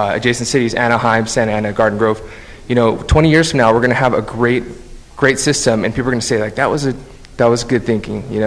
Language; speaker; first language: English; native; English